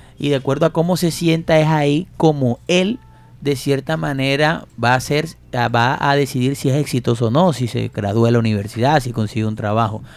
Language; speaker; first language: Spanish; native; Spanish